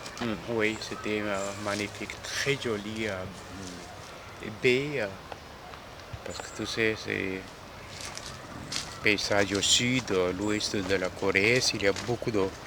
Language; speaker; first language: French; non-native, fluent; Korean